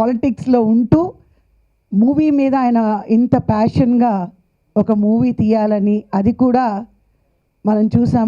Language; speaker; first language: Telugu; native; Telugu